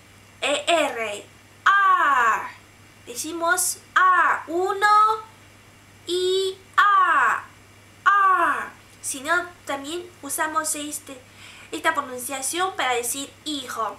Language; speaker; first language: Spanish; non-native, learner; Chinese